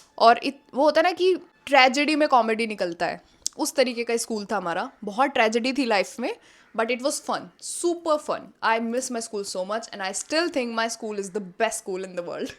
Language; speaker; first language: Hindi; native; Hindi